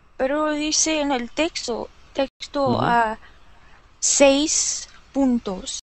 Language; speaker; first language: Spanish; non-native, learner; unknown